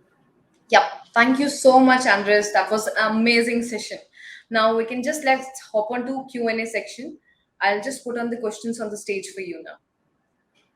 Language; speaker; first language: English; non-native, local second language; Hindi